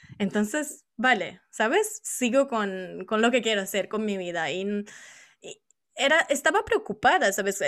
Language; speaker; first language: Spanish; non-native, fluent; Italian